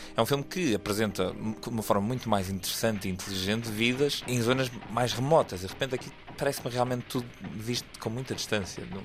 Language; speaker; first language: Portuguese; native; Portuguese